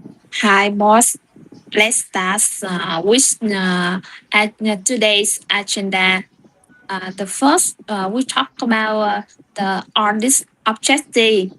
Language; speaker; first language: English; non-native, learner; Vietnamese